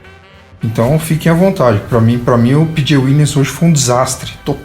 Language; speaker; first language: Portuguese; native; Portuguese